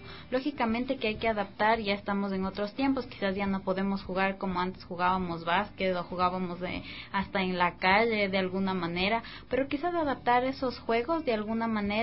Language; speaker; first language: Spanish; native; Spanish